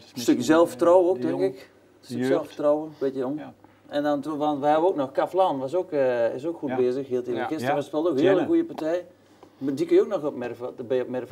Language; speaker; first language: Dutch; native; Dutch